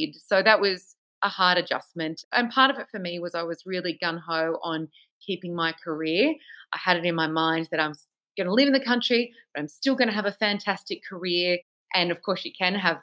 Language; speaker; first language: English; native; English